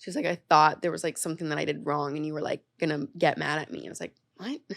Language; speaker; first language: English; native; English